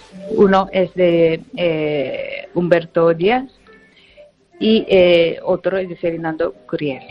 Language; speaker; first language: Spanish; non-native, fluent; Japanese